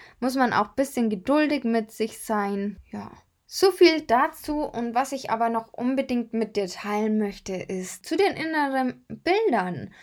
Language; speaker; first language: German; native; German